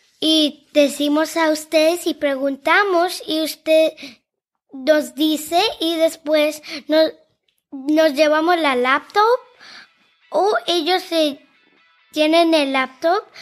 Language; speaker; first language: Spanish; early bilingual, heritage; Spanish